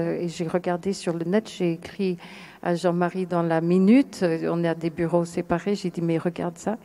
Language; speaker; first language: French; non-native, fluent; English